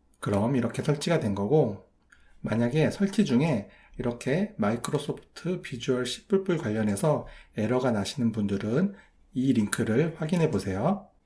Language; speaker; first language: Korean; native; Korean